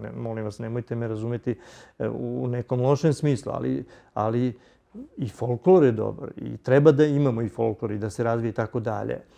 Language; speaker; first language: Serbian; native; Serbian